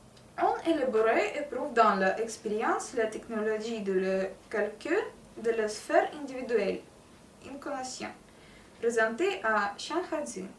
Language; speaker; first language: French; non-native, learner; Russian